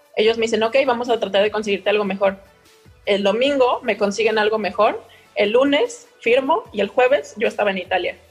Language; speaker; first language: Spanish; native; Spanish